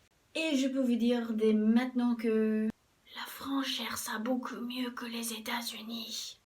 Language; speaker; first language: French; non-native, fluent; English